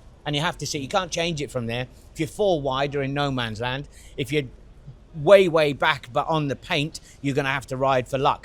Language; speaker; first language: English; native; English